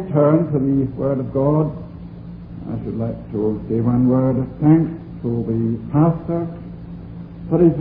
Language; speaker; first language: English; non-native, local second language; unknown